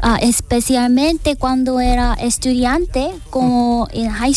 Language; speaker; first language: Spanish; non-native, learner; Korean